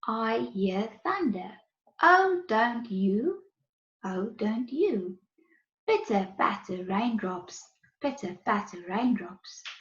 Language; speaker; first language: English; non-native, local second language; Afrikaans